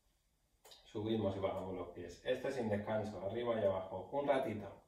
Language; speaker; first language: Spanish; native; Spanish